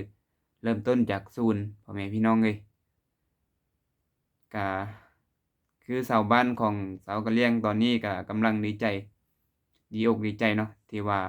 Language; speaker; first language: Thai; non-native, local second language; Lao